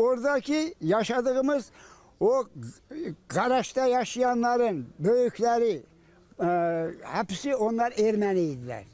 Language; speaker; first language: Turkish; native; Turkish